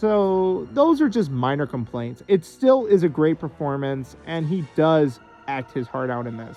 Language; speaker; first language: English; native; English